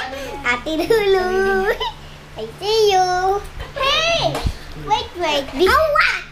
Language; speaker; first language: English; non-native, local second language; Filipino